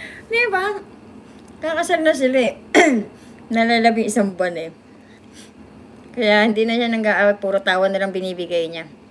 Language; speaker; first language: Filipino; native; Filipino